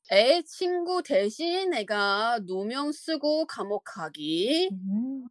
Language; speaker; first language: Korean; non-native, fluent; Chinese